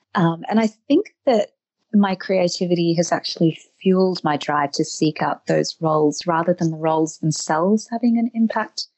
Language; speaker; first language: English; native; English